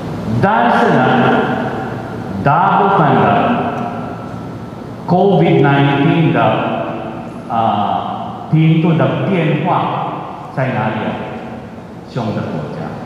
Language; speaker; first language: Chinese; non-native, fluent; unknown